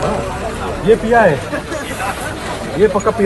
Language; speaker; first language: Hindi; non-native, local second language; Khasi